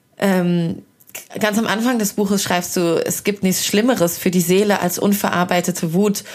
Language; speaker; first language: German; early bilingual, other home language; Persian